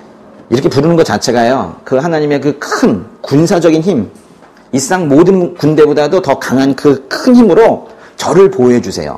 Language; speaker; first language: Korean; native; Korean